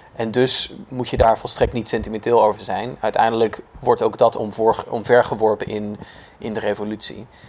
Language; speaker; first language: Dutch; native; Dutch